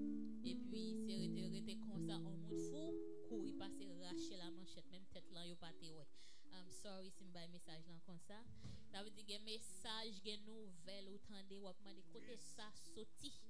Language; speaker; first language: French; non-native, local second language; Haitian Creole